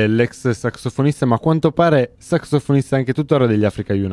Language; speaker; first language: Italian; native; Italian